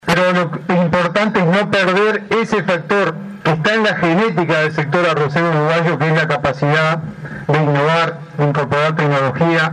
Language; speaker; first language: Spanish; native; Spanish